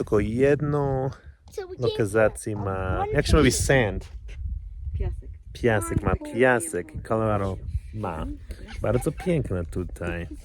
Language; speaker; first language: Polish; non-native, learner; English